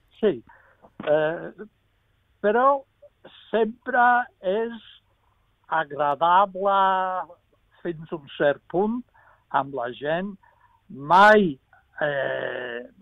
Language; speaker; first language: Catalan; non-native, fluent; English